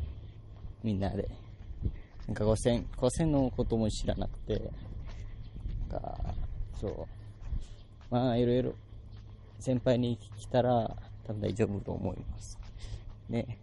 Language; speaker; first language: Japanese; non-native, learner; Malay